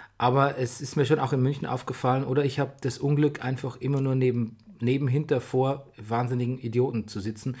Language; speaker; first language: German; native; German